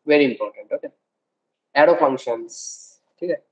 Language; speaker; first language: Hindi; non-native, local second language; Bangla